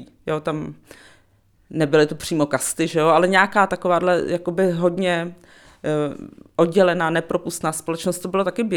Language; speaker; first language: Czech; native; Czech